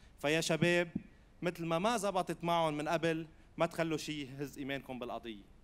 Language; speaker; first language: Arabic; native; Arabic